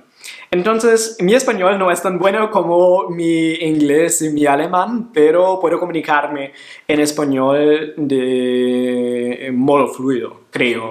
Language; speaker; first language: Spanish; non-native, fluent; Portuguese